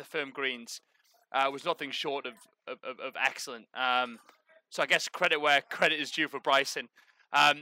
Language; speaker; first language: English; native; English